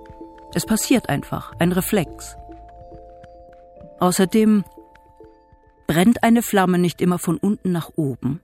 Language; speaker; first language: German; native; German